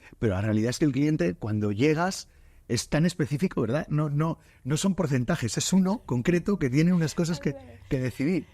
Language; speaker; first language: Spanish; native; Spanish